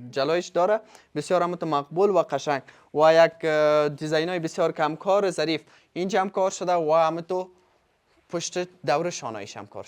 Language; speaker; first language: Persian; native; Persian